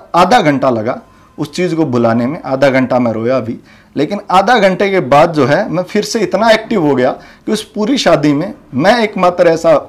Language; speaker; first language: Hindi; native; Hindi